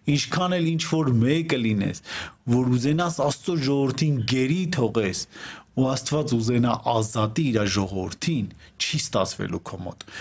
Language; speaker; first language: Armenian; native; Armenian